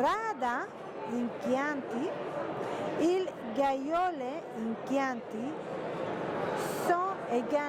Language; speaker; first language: French; non-native, fluent; Spanish